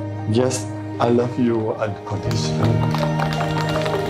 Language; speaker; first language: English; non-native, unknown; Vietnamese